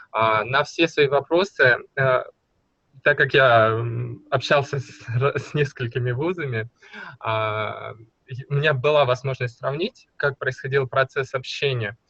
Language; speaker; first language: Russian; native; Russian